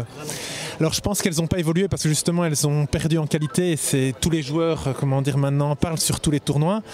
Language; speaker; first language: French; native; French